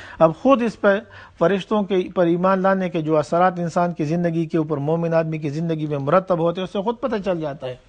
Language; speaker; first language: Urdu; non-native, local second language; Pashto